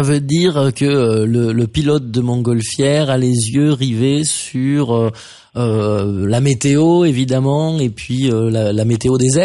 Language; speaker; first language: French; native; French